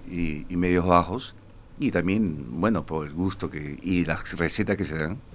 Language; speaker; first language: Spanish; native; Spanish